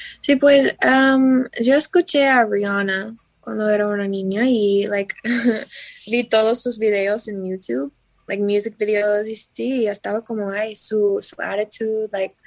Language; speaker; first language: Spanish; non-native, learner; English